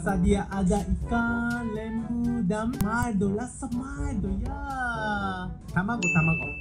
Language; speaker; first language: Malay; non-native, learner; Japanese